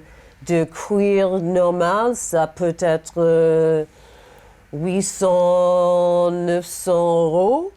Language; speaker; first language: French; non-native, fluent; English